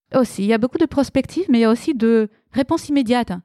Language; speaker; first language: French; early bilingual, other home language; Romanian